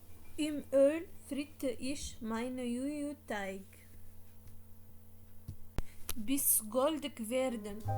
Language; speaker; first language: German; non-native, learner; Arabic